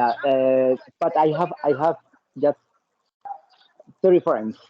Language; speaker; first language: English; non-native, learner; Spanish